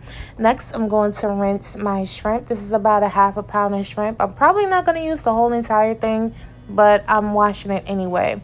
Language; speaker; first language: English; native; English